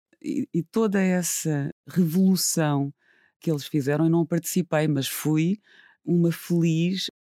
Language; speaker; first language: Portuguese; native; Portuguese